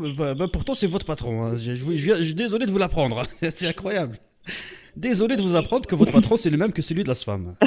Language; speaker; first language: French; native; French